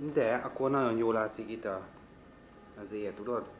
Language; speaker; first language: Hungarian; non-native, fluent; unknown